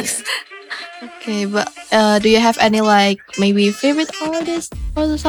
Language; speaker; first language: English; non-native, fluent; Indonesian